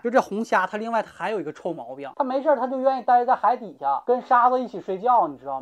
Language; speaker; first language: Chinese; native; Chinese